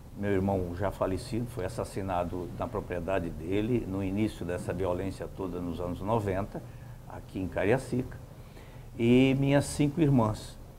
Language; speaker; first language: Portuguese; native; Portuguese